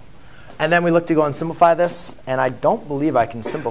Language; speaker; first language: English; native; English